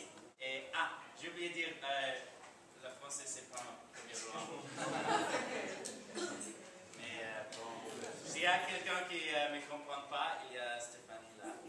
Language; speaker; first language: French; non-native, fluent; English